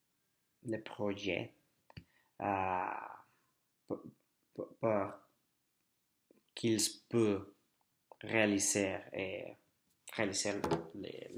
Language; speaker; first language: French; non-native, learner; Spanish